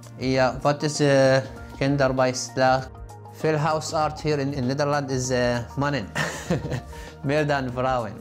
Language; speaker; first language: Dutch; non-native, learner; Arabic